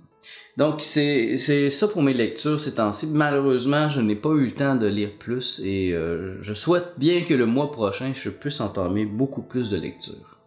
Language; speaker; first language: French; native; French